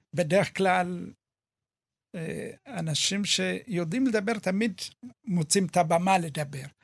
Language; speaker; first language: Hebrew; early bilingual, other home language; Amharic